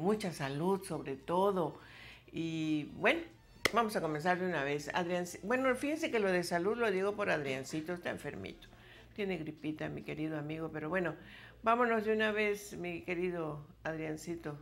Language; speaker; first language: Spanish; native; Spanish